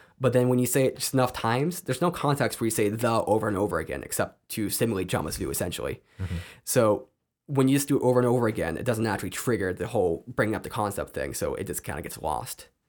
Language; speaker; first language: English; native; English